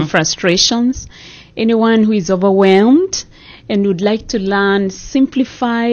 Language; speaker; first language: English; non-native, local second language; Kikuyu